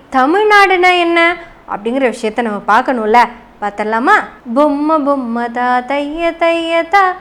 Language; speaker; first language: Tamil; non-native, local second language; Malayalam